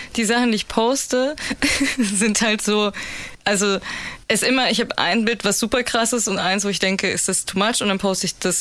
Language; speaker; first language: German; native; German